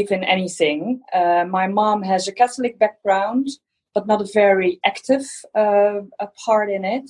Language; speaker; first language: English; non-native, fluent; Dutch